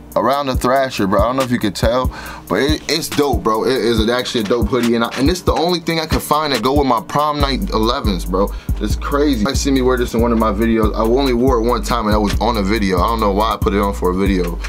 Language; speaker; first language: English; native; English